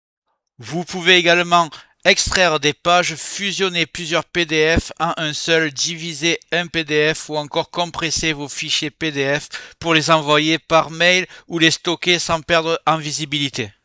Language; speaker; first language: French; native; French